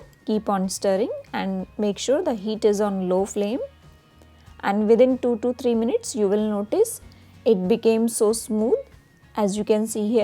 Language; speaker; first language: English; non-native, local second language; Hindi